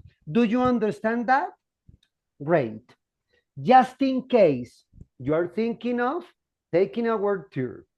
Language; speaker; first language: English; non-native, fluent; Spanish